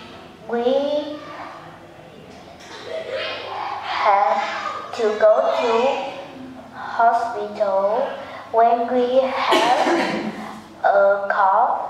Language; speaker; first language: English; non-native, learner; Vietnamese